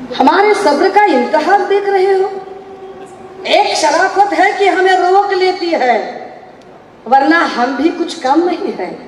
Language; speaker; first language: Hindi; non-native, local second language; Marathi